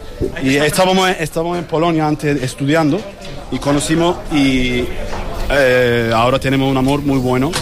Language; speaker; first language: Spanish; non-native, learner; Turkish